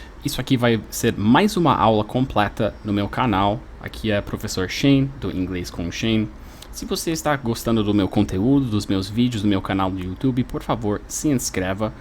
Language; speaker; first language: Portuguese; non-native, fluent; English